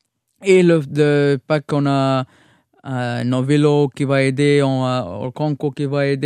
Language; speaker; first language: French; non-native, local second language; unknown